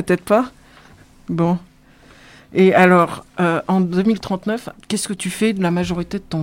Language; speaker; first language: French; native; French